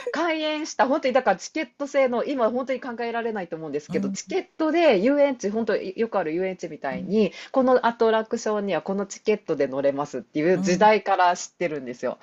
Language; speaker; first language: Japanese; native; Japanese